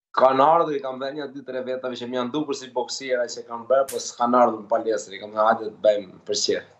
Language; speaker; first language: Albanian; native; Albanian